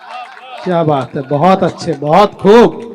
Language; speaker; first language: Hindi; native; Hindi